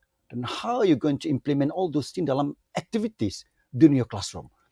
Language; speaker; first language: English; non-native, local second language; Malay